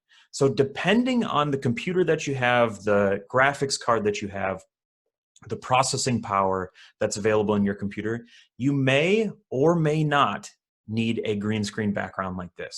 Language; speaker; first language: English; native; English